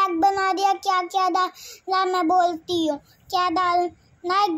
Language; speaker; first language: Hindi; native; Hindi